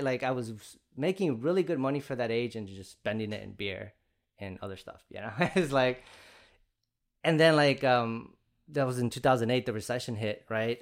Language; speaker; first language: English; early bilingual, other home language; Spanish